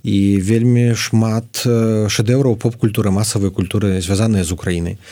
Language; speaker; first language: Belarusian; native; Belarusian